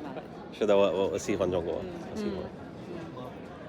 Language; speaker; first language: Chinese; non-native, learner; English